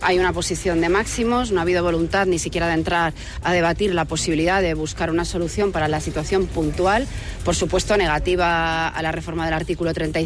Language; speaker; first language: Spanish; native; Spanish